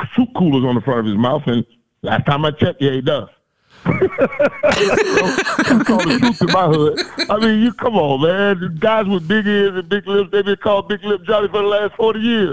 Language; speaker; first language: English; native; English